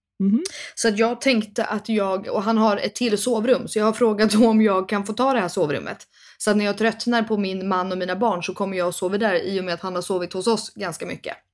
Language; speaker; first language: Swedish; native; Swedish